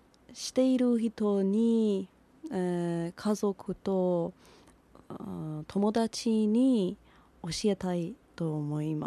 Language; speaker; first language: Japanese; non-native, learner; Persian